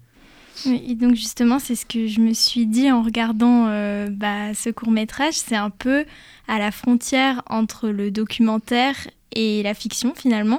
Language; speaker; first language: French; native; French